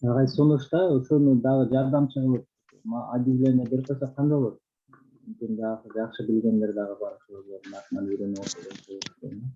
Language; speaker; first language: Kyrgyz; native; Kyrgyz